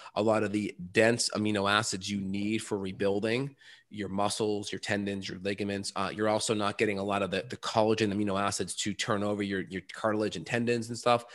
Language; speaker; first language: English; native; English